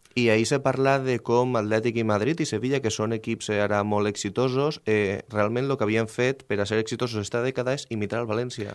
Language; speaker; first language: Catalan; native; Catalan